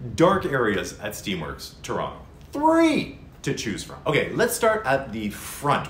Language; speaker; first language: English; native; English